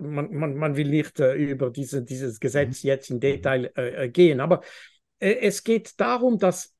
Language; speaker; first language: German; non-native, fluent; French